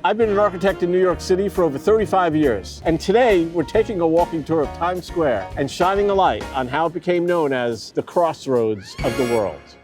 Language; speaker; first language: English; native; English